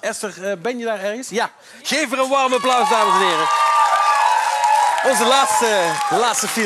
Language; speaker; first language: Dutch; native; Dutch